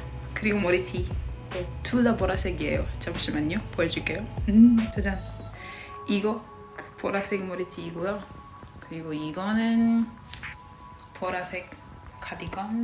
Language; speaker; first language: Korean; non-native, fluent; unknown